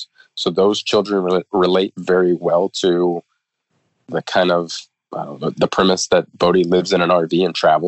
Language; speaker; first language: English; native; English